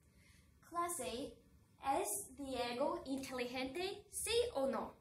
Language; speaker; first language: Spanish; non-native, fluent; English